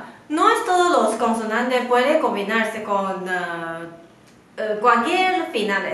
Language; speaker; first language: Spanish; non-native, fluent; Chinese